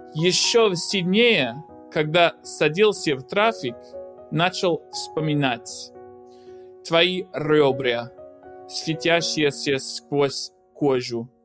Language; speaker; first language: Russian; non-native, fluent; English